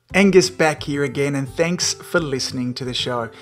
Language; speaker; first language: English; native; English